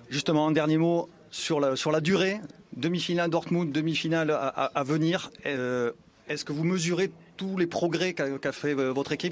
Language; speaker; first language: French; native; French